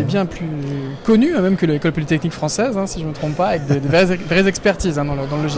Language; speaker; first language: French; native; French